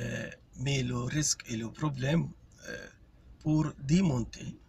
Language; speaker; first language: French; non-native, fluent; Arabic